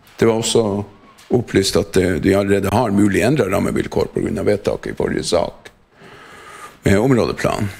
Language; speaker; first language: Norwegian; native; Norwegian